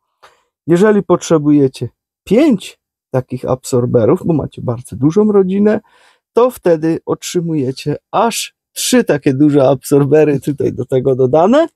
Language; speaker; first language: Polish; native; Polish